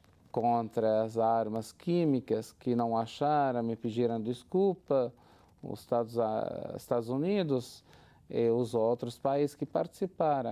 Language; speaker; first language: Portuguese; non-native, fluent; Arabic